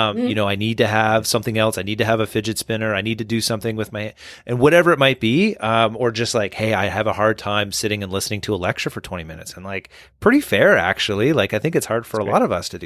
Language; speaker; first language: English; native; English